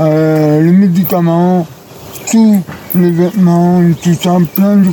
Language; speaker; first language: French; non-native, learner; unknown